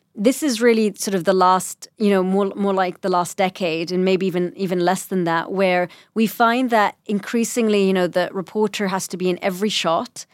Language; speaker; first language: English; native; English